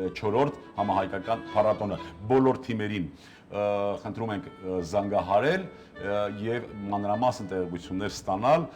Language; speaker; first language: Armenian; native; Armenian